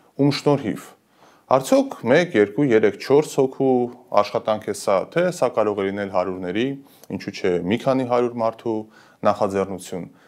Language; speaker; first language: Armenian; native; Armenian